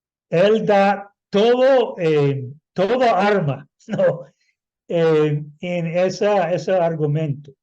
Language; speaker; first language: Spanish; non-native, fluent; English